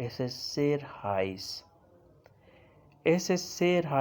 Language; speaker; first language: German; non-native, learner; Urdu